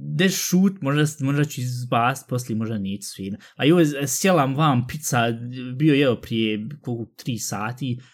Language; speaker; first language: Bosnian; early bilingual, heritage; Bosnian